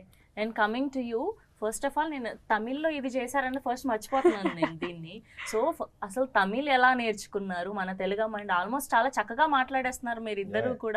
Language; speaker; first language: Telugu; native; Telugu